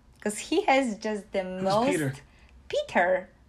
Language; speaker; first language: English; non-native, fluent; Polish